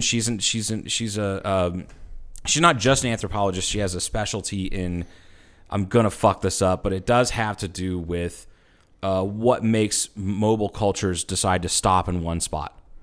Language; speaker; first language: English; native; English